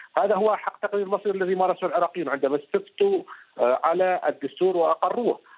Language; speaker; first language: Arabic; native; Arabic